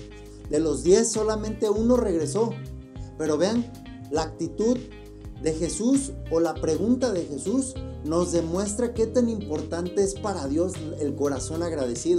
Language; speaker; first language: Spanish; native; Spanish